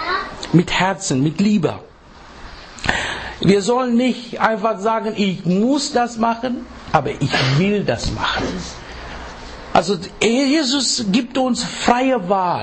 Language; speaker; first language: German; non-native, learner; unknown